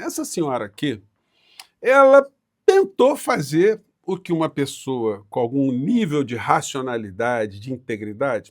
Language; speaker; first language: Portuguese; native; Portuguese